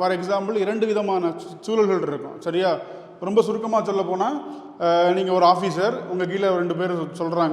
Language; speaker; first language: Tamil; native; Tamil